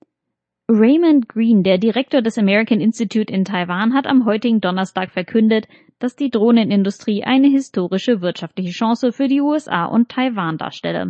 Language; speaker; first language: German; native; German